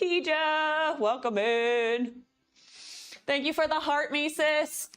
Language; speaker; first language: English; native; English